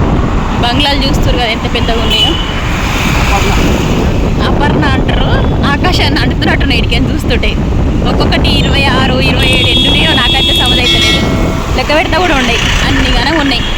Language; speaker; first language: Telugu; native; Telugu